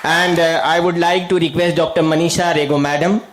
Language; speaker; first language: English; non-native, local second language; Hindi